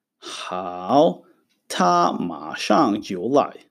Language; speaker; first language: Chinese; non-native, fluent; Hebrew